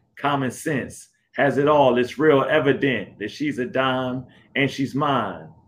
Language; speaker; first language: English; native; English